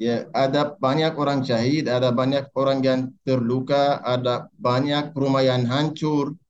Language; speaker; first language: Indonesian; non-native, learner; Arabic